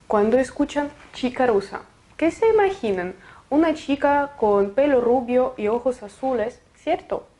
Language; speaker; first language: Spanish; non-native, fluent; Russian